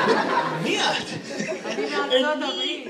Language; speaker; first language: Hebrew; non-native, local second language; Arabic